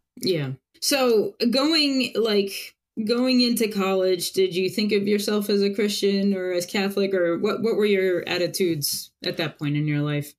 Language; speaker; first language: English; early bilingual, other home language; Spanish